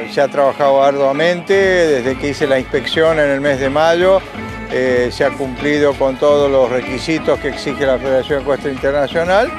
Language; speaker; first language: Spanish; native; Spanish